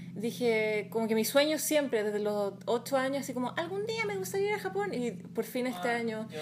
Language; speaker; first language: Spanish; native; Spanish